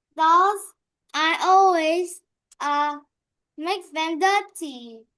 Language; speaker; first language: English; non-native, learner; Vietnamese